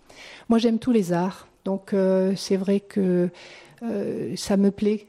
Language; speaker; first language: French; native; French